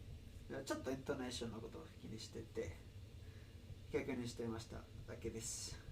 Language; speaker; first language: Japanese; non-native, learner; Spanish